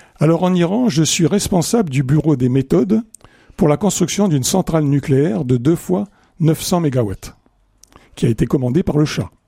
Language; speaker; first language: French; native; French